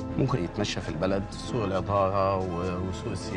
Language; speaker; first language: Arabic; native; Arabic